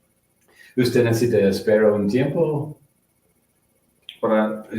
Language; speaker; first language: Spanish; non-native, learner; English